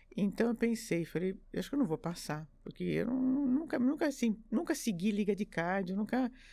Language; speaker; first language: Portuguese; early bilingual, other home language; French